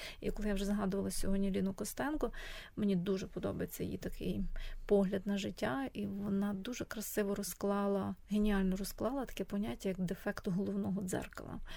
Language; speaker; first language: Ukrainian; native; Ukrainian